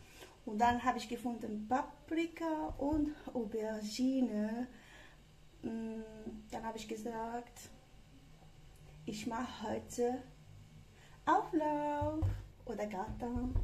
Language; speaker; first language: German; non-native, fluent; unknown